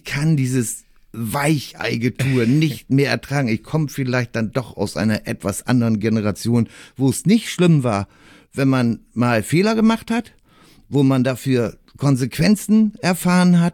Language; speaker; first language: German; native; German